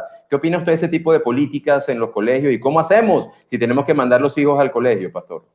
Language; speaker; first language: Spanish; native; Spanish